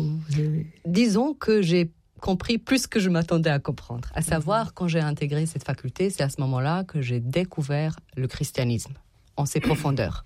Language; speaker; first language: French; non-native, fluent; Serbian